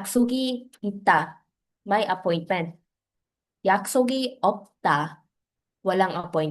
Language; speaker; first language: Korean; non-native, fluent; Filipino